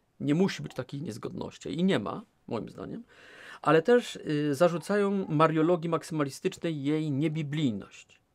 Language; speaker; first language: Polish; native; Polish